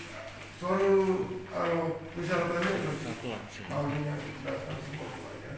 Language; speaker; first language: Indonesian; non-native, fluent; Japanese